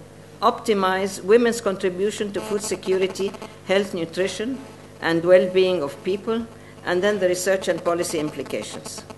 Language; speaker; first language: English; non-native, fluent; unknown